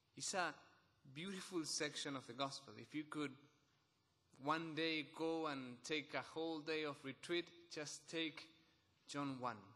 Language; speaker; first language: English; non-native, fluent; Spanish